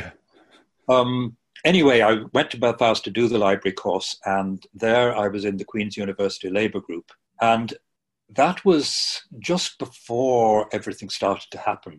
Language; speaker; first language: English; native; English